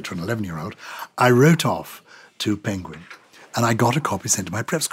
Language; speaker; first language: English; native; English